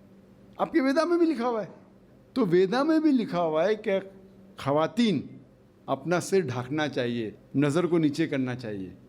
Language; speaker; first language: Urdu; non-native, local second language; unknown